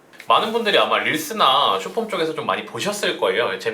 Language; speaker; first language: Korean; native; Korean